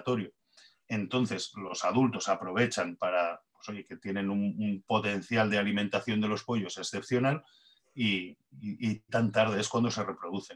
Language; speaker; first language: Spanish; native; Spanish